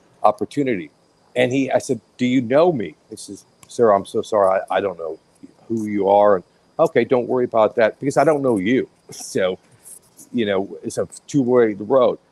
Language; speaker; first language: English; native; English